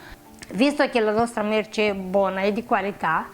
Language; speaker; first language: Italian; non-native, fluent; Romanian